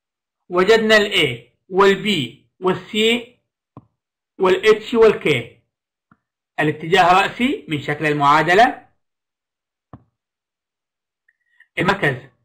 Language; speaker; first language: Arabic; native; Arabic